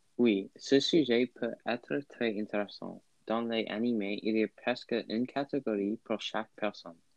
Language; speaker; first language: French; non-native, learner; English